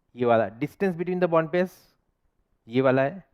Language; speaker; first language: Hindi; non-native, local second language; Bangla